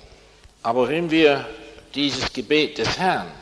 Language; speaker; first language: German; non-native, fluent; English